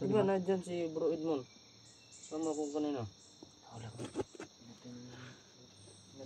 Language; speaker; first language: Filipino; non-native, local second language; Cebuano